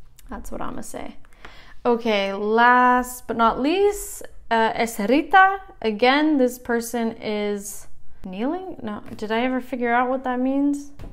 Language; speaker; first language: English; native; English